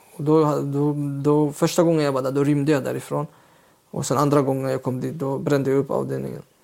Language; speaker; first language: Swedish; early bilingual, other home language; Uyghur